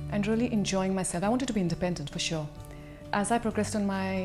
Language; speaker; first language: English; non-native, local second language; Hindi